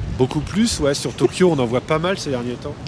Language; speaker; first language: French; native; French